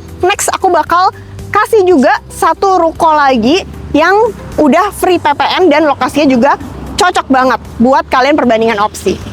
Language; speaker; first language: Indonesian; native; Indonesian